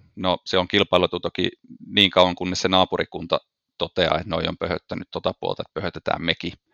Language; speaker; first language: Finnish; native; Finnish